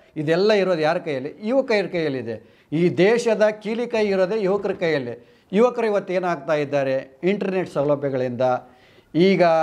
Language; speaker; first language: Kannada; non-native, local second language; Telugu